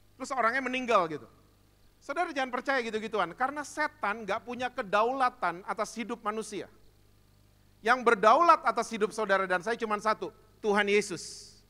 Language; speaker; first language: Indonesian; native; Indonesian